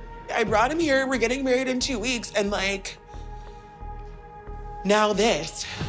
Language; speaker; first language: English; native; English